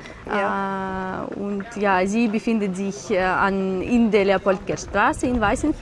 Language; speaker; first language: German; non-native, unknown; Ukrainian